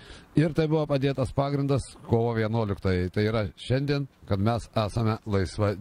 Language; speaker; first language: Lithuanian; native; Lithuanian